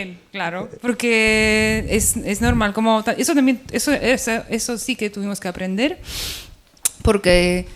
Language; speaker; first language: Spanish; non-native, fluent; Polish